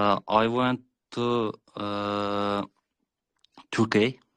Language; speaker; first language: English; non-native, learner; Kyrgyz